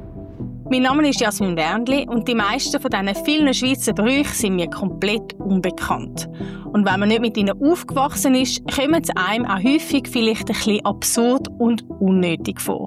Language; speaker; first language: German; native; German